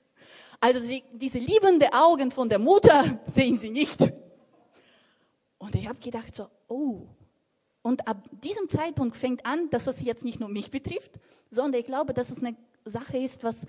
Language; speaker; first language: German; non-native, fluent; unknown